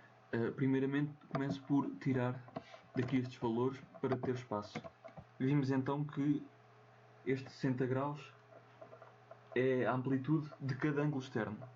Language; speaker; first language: Portuguese; native; Portuguese